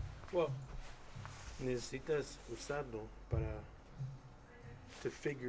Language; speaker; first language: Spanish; early bilingual, heritage; Spanish